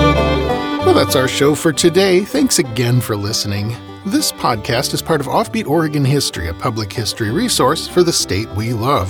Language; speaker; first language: English; native; English